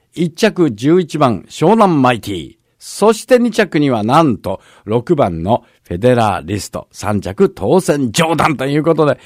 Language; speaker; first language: Japanese; native; Japanese